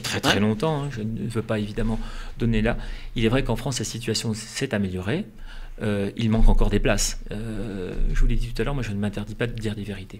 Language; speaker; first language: French; native; French